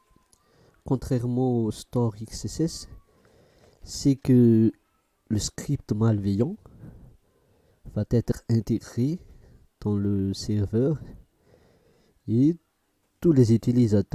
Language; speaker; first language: French; non-native, fluent; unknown